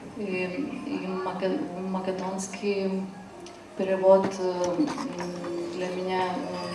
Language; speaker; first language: Russian; non-native, fluent; Lithuanian